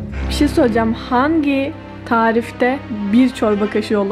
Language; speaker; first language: Turkish; native; Turkish